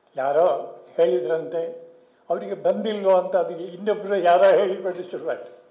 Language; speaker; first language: Kannada; non-native, local second language; Tulu